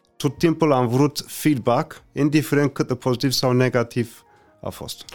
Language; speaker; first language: Romanian; non-native, fluent; English